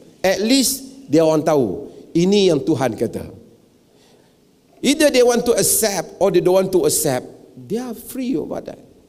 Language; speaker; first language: English; non-native, local second language; Malay